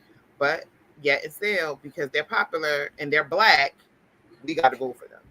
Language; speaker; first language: English; native; English